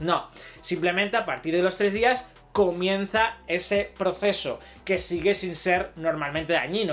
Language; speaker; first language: Spanish; native; Spanish